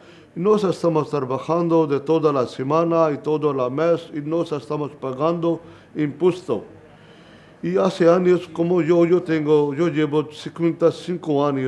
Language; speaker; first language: Spanish; non-native, learner; Punjabi